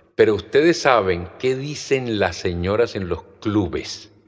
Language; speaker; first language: Spanish; native; Spanish